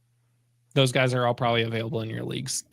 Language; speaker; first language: English; native; English